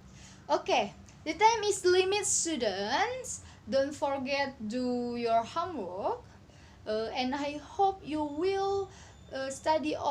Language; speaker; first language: English; non-native, learner; Indonesian